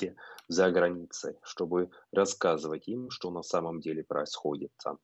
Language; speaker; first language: Russian; non-native, fluent; Norwegian